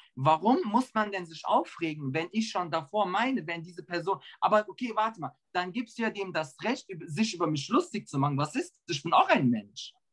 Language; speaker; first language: German; early bilingual, other home language; Turkish